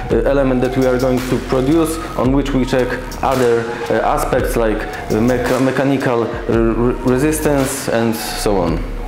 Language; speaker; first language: English; non-native, fluent; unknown